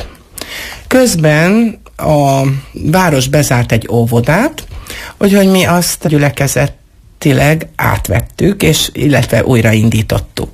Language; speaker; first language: Hungarian; native; Hungarian